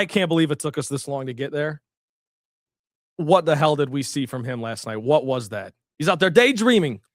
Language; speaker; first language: English; native; English